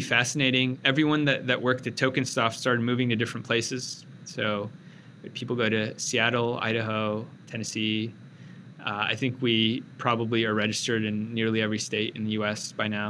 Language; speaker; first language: English; native; English